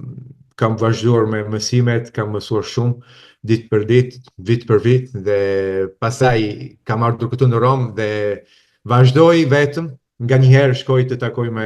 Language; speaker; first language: Albanian; non-native, fluent; Italian